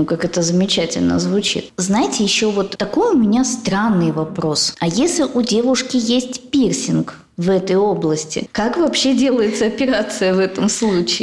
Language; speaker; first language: Russian; native; Russian